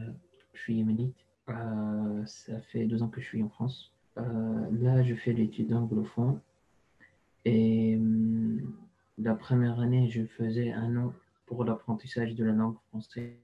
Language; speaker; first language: French; non-native, fluent; Arabic